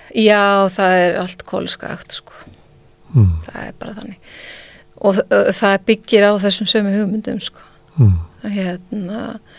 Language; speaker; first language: Icelandic; non-native, fluent; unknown